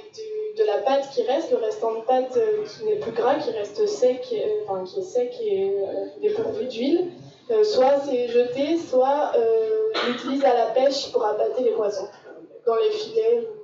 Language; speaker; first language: French; native; French